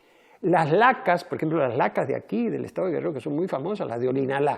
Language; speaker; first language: Spanish; native; Spanish